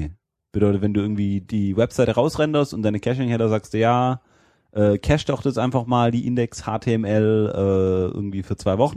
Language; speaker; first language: German; native; German